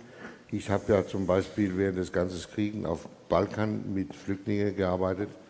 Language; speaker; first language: German; non-native, fluent; Danish